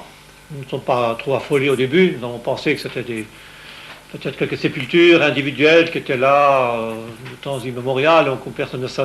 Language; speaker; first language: French; native; French